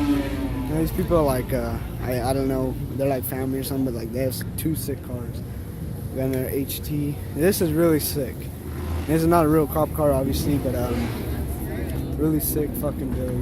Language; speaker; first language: English; native; English